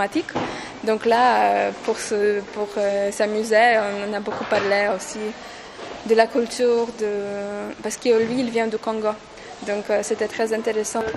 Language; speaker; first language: French; non-native, fluent; Polish